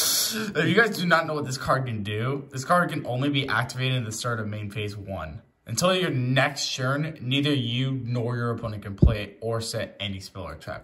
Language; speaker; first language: English; native; English